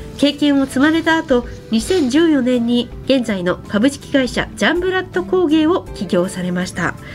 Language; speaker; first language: Japanese; native; Japanese